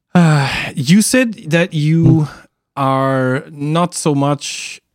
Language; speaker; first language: English; non-native, fluent; German